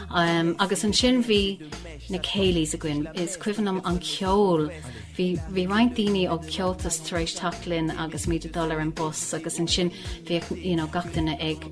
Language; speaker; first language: Irish; non-native, local second language; English